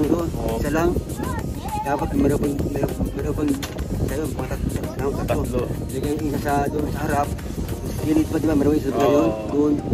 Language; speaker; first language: Filipino; non-native, local second language; Cebuano